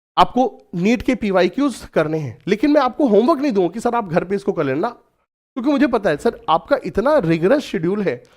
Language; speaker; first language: Hindi; native; Hindi